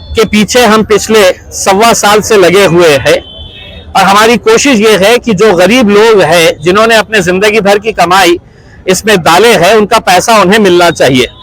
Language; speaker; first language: Hindi; non-native, local second language; Urdu